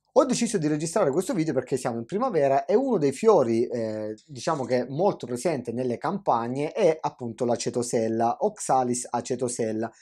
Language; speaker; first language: Italian; native; Italian